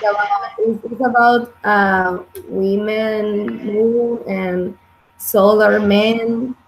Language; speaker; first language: English; non-native, learner; Spanish